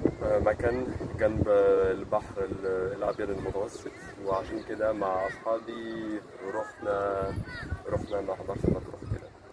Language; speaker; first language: Arabic; non-native, fluent; French